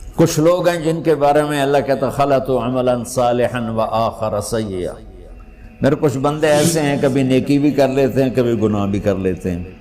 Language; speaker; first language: Urdu; non-native, local second language; Punjabi